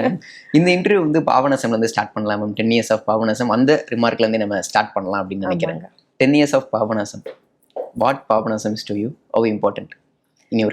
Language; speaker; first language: Tamil; native; Tamil